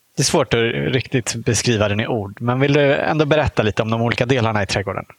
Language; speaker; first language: Swedish; native; Swedish